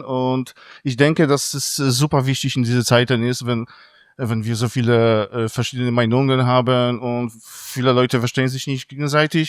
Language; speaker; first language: German; non-native, fluent; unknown